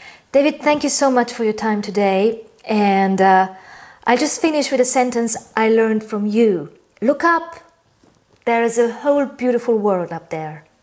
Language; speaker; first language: English; non-native, fluent; Slovenian